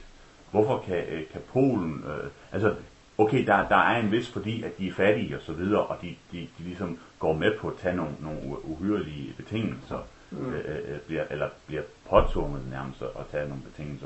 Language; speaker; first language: Danish; native; Danish